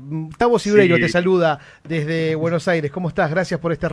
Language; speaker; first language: Spanish; native; Spanish